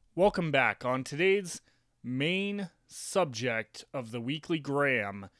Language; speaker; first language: English; native; English